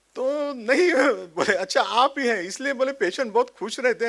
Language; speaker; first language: Hindi; non-native, local second language; Marathi